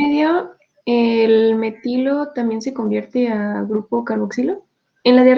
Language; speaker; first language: Spanish; native; Spanish